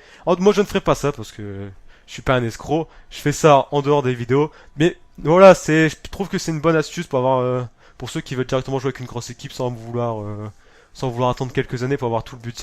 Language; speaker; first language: French; native; French